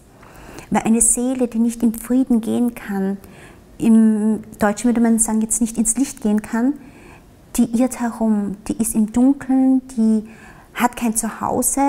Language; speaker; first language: German; early bilingual, other home language; Vietnamese